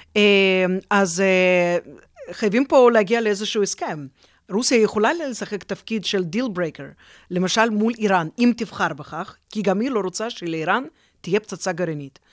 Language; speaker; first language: Hebrew; non-native, fluent; Russian